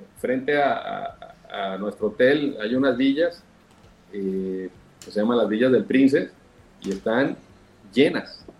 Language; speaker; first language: Spanish; native; Spanish